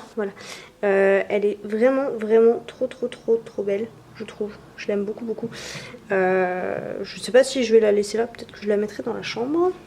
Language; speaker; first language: French; native; French